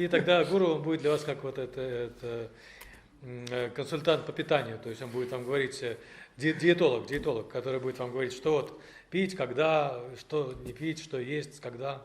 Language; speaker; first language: Russian; native; Russian